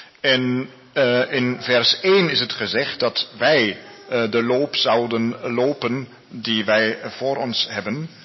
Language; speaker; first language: Dutch; non-native, learner; Spanish